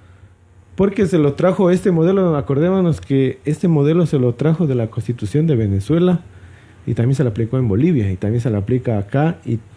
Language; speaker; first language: Spanish; native; Spanish